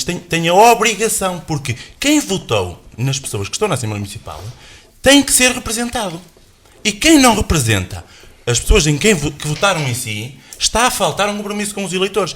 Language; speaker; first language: Portuguese; native; Portuguese